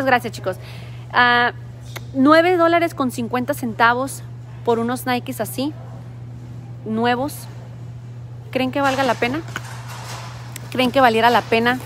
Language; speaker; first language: Spanish; native; Spanish